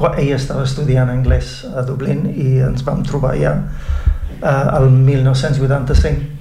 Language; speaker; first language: Catalan; non-native, fluent; English